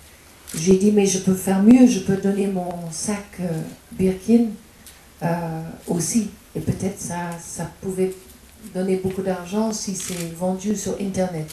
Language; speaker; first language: French; non-native, fluent; English